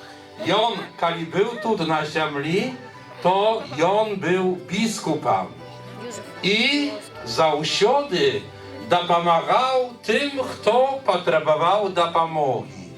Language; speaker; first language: Polish; non-native, learner; Belarusian